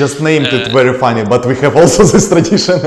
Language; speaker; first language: English; non-native, learner; Ukrainian